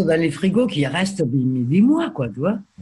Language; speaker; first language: French; native; French